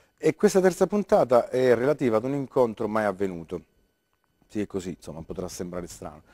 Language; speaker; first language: Italian; native; Italian